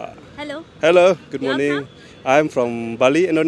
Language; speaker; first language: English; non-native, learner; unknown